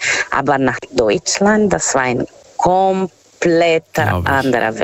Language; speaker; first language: German; non-native, fluent; Portuguese